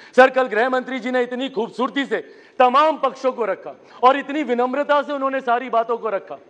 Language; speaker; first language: Hindi; native; Hindi